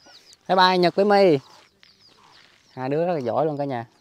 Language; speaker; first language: Vietnamese; native; Vietnamese